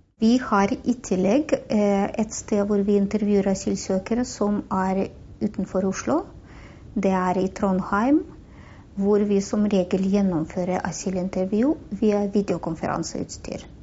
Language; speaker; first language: Norwegian; non-native, fluent; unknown